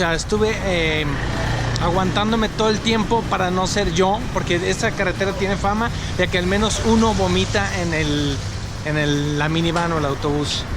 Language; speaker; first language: Spanish; native; Spanish